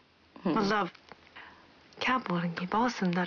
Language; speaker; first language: Hindi; non-native, fluent; Japanese